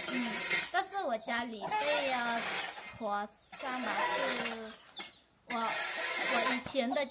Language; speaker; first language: Chinese; non-native, learner; Vietnamese